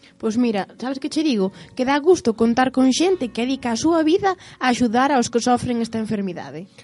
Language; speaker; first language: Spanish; native; Spanish